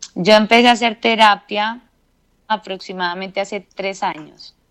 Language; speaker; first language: Spanish; native; Spanish